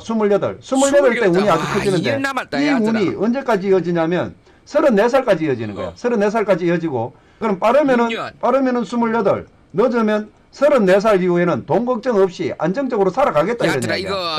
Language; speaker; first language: Korean; native; Korean